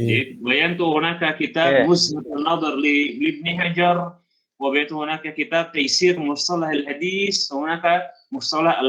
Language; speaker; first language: Arabic; non-native, fluent; Indonesian